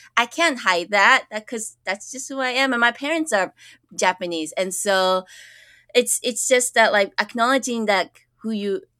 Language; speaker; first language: English; early bilingual, other home language; Japanese